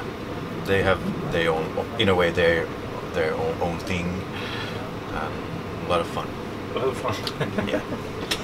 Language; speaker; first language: English; non-native, fluent; Finnish